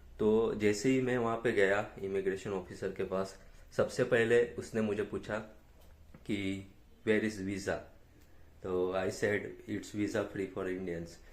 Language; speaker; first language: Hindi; non-native, local second language; Gujarati